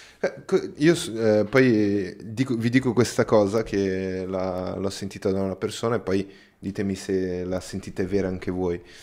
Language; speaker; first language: Italian; non-native, fluent; Portuguese